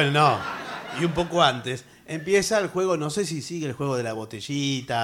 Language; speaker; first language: Spanish; native; Spanish